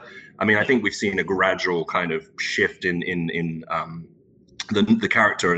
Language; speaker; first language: English; non-native, local second language; Turkish